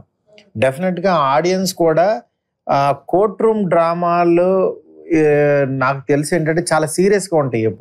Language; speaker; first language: Telugu; native; Telugu